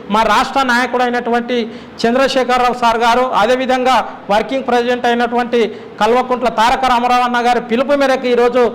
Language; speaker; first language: Telugu; native; Telugu